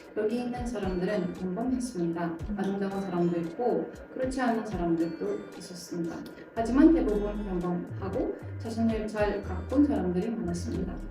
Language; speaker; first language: Korean; non-native, fluent; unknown